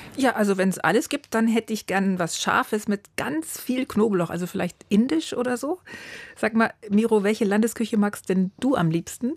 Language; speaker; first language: German; native; German